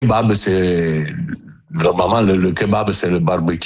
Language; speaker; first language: French; non-native, learner; Italian